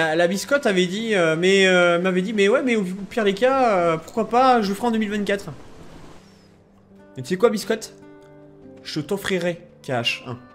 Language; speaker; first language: French; native; French